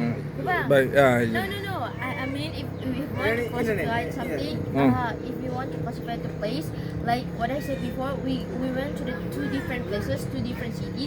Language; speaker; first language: English; non-native, learner; Indonesian